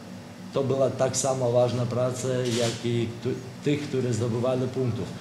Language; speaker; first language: Polish; non-native, fluent; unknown